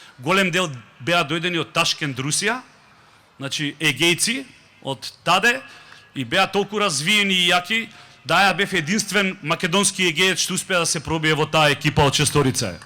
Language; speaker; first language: Macedonian; native; Macedonian